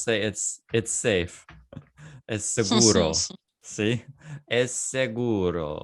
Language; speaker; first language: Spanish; non-native, fluent; English